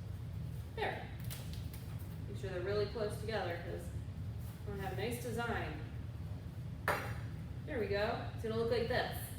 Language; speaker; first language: English; native; English